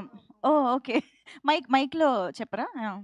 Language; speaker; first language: Telugu; native; Telugu